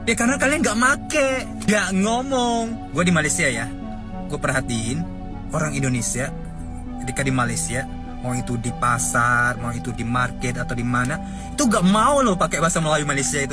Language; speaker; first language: Indonesian; non-native, fluent; Thai